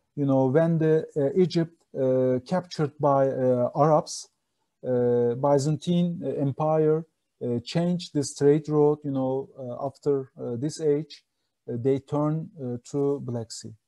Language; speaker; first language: English; non-native, fluent; Turkish